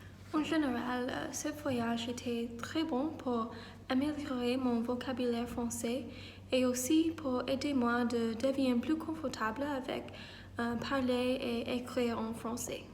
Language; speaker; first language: French; non-native, learner; English